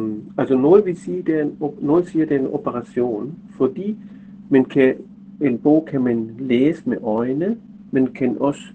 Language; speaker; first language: Danish; non-native, fluent; German